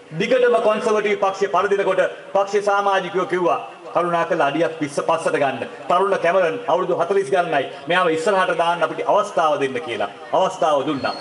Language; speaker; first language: Sinhala; non-native, local second language; Tamil